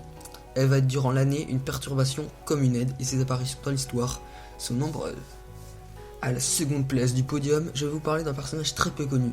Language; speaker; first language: French; native; French